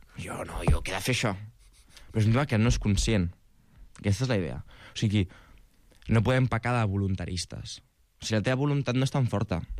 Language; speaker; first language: Catalan; native; Catalan